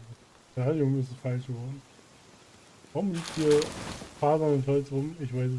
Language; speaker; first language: German; native; German